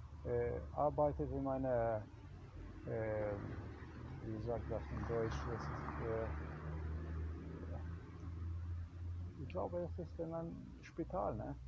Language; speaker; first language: German; non-native, learner; Croatian